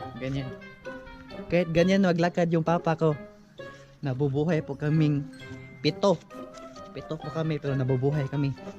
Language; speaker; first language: Filipino; native; Filipino